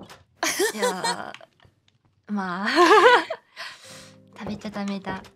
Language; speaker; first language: Japanese; non-native, learner; English